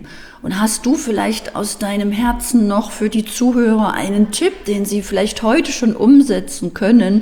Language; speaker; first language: German; native; German